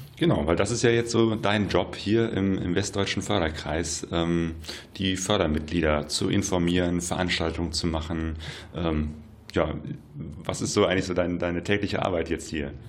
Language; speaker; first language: German; native; German